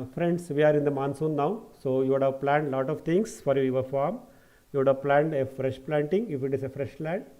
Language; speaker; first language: English; non-native, local second language; Kannada